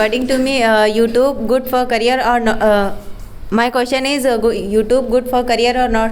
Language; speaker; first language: English; non-native, learner; Hindi